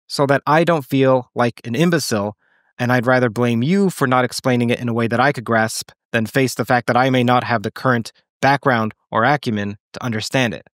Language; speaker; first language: English; native; English